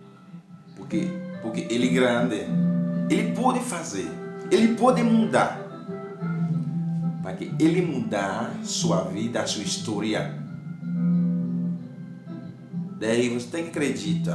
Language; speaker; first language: Portuguese; non-native, learner; Haitian Creole